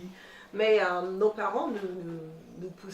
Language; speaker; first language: French; non-native, fluent; English